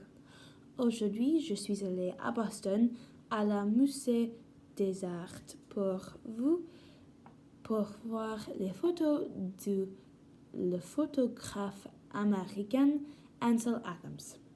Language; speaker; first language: French; non-native, learner; English